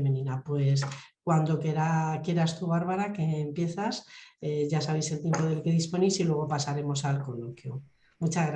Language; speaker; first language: Spanish; native; Spanish